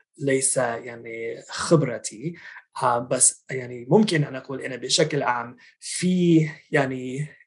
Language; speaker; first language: Arabic; non-native, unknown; English